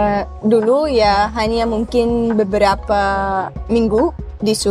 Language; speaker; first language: Indonesian; non-native, learner; Arabic